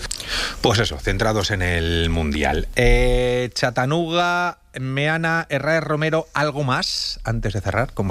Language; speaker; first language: Spanish; native; Spanish